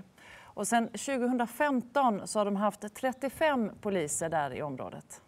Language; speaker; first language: Swedish; native; Swedish